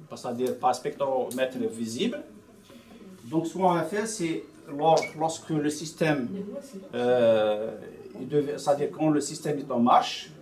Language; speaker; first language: French; non-native, local second language; Arabic